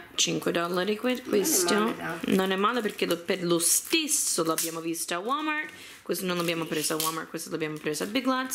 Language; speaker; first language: Italian; early bilingual, heritage; Italian